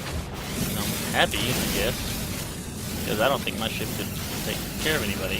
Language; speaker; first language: English; native; English